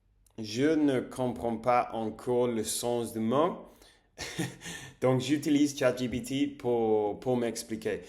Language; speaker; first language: French; non-native, learner; English